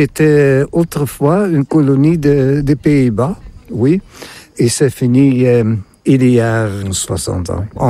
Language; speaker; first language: French; non-native, fluent; Dutch